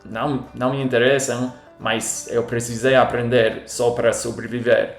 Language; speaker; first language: Portuguese; non-native, fluent; English